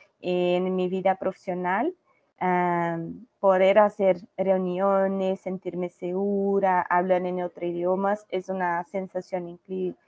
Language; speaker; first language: Spanish; non-native, learner; Portuguese